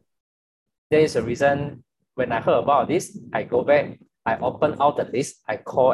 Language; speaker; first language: English; non-native, local second language; Chinese